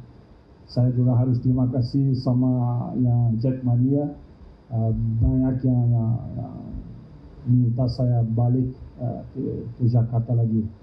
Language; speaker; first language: Indonesian; non-native, fluent; Thai